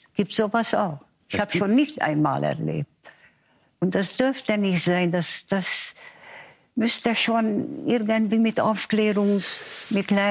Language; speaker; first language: German; non-native, fluent; Hungarian